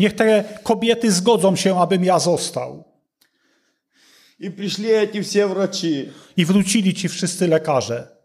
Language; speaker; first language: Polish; non-native, learner; Russian